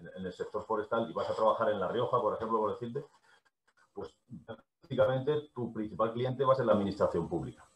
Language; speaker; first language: Spanish; native; Spanish